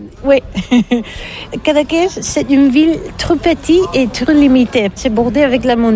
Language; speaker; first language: French; non-native, learner; Catalan